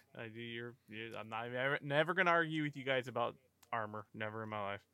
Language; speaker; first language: English; early bilingual, other home language; Polish